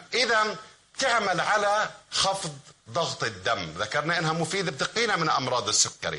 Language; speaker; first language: Arabic; native; Arabic